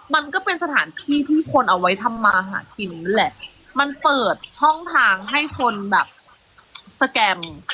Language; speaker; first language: Thai; native; Thai